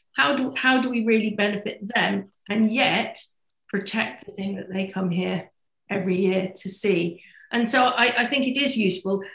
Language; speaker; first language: English; native; English